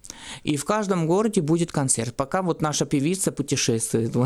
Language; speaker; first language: Russian; non-native, fluent; French